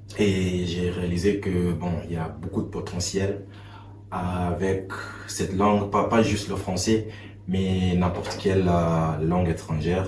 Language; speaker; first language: French; non-native, fluent; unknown